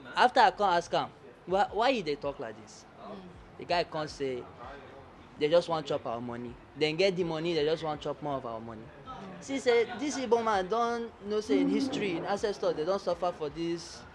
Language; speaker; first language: Nigerian Pidgin; early bilingual, other home language; Arabic